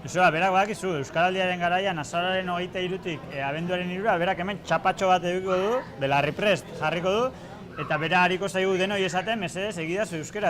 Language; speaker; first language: Basque; native; Basque